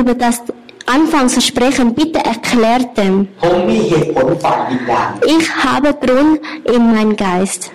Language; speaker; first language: German; non-native, learner; Thai